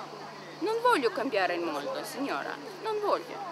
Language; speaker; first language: Italian; non-native, learner; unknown